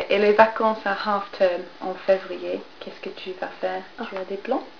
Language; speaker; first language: French; non-native, fluent; English